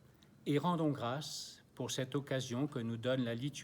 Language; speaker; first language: French; native; French